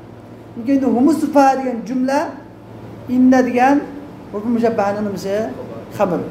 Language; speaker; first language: Arabic; non-native, fluent; Uyghur